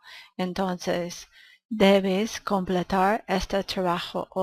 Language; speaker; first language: Spanish; non-native, fluent; English